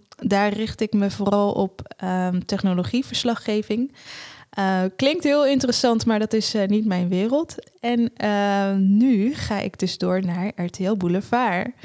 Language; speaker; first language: Dutch; early bilingual, other home language; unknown